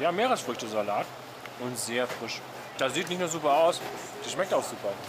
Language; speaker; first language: German; native; German